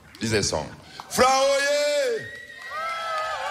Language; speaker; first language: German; non-native, learner; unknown